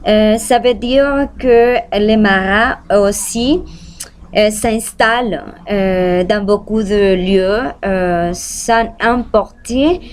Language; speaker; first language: French; non-native, learner; Spanish